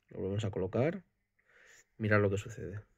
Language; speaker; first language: Spanish; native; Spanish